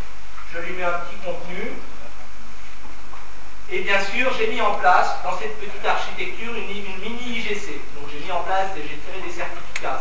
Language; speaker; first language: French; native; French